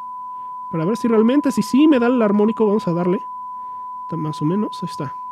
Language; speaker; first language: Spanish; native; Spanish